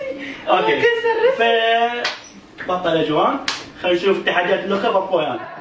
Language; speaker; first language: Arabic; native; Arabic